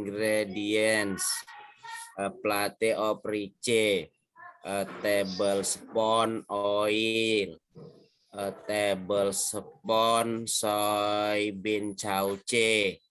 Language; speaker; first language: English; non-native, learner; Indonesian